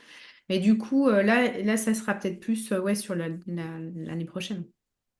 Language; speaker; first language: French; native; French